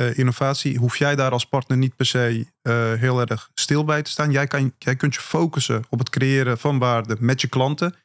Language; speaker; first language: Dutch; early bilingual, other home language; Turkish